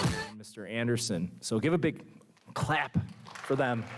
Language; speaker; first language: English; native; English